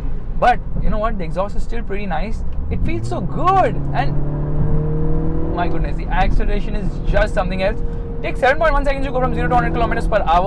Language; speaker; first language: English; non-native, local second language; Hindi